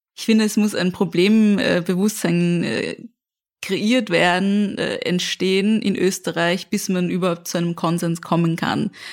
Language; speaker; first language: German; native; German